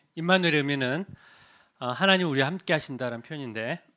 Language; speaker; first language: Korean; native; Korean